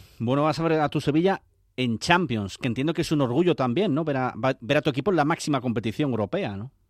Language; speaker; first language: Spanish; native; Spanish